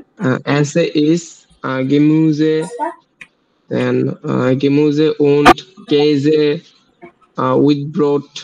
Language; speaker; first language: German; non-native, learner; Bangla